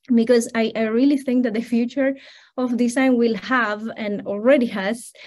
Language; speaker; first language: English; non-native, fluent; Spanish